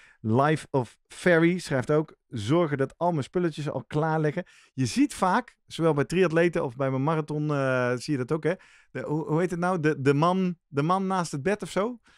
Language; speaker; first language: Dutch; native; Dutch